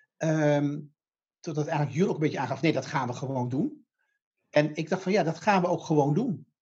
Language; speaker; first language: Dutch; native; Dutch